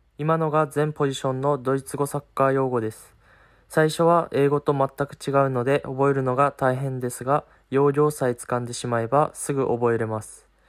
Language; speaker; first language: Japanese; native; Japanese